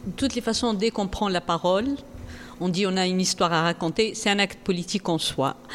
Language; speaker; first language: French; non-native, local second language; Arabic